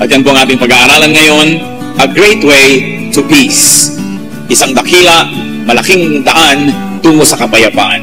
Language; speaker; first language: Filipino; native; Filipino